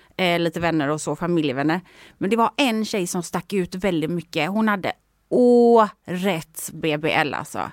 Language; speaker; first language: Swedish; native; Swedish